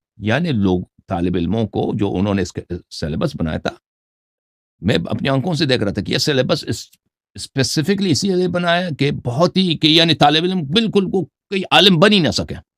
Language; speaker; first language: Urdu; non-native, fluent; Persian